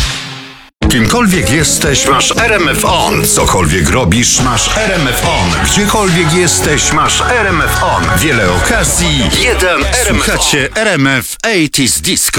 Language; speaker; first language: Polish; native; Polish